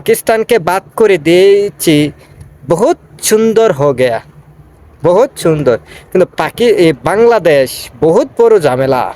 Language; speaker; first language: Hindi; non-native, learner; Bangla